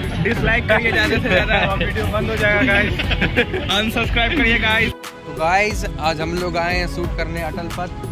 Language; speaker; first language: Hindi; native; Hindi